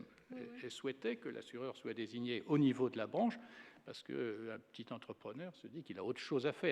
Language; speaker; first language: French; native; French